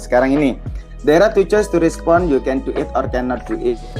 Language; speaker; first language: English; non-native, fluent; Indonesian